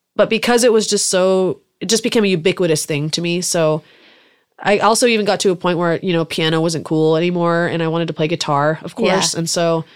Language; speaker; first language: English; early bilingual, other home language; German